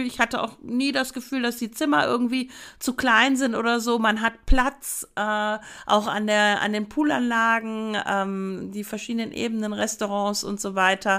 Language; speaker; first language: German; native; German